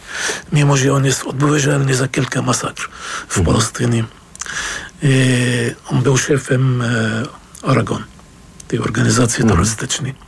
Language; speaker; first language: Polish; non-native, fluent; Arabic